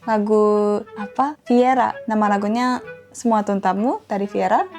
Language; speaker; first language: Indonesian; non-native, fluent; Japanese